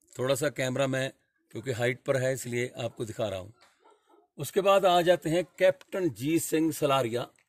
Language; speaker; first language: Hindi; non-native, local second language; Punjabi